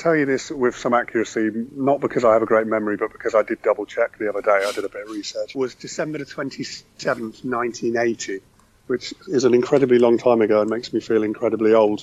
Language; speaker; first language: English; native; English